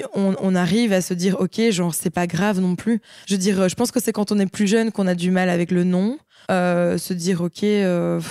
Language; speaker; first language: French; native; French